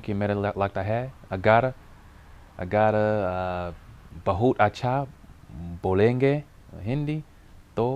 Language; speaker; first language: Hindi; non-native, learner; English